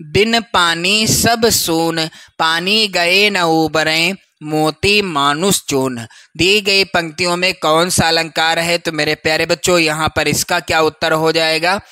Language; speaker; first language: Hindi; native; Hindi